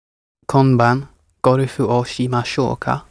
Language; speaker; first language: Japanese; non-native, learner; English